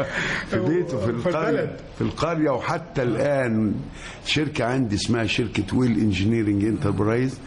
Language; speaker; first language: Arabic; native; Arabic